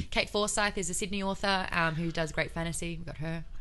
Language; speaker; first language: English; native; English